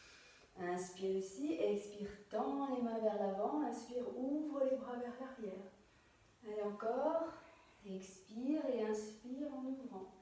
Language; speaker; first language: French; native; French